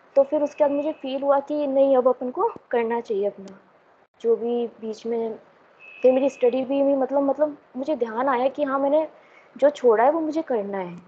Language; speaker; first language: Hindi; native; Hindi